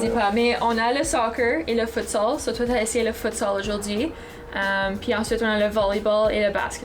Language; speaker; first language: French; native; French